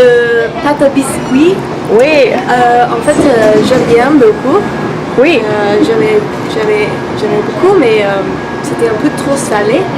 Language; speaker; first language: French; non-native, learner; English